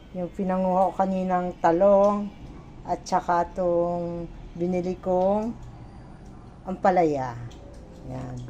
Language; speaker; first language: Filipino; non-native, local second language; Pampanga